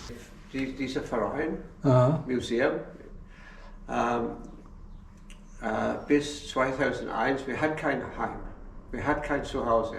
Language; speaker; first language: German; non-native, learner; English